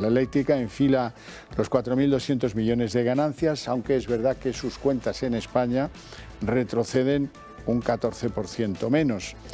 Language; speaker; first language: Spanish; native; Spanish